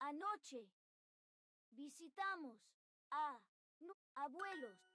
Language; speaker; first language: Spanish; non-native, learner; Czech